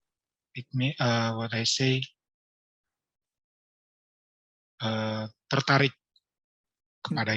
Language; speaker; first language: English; non-native, learner; Indonesian